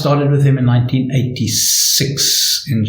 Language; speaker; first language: English; native; English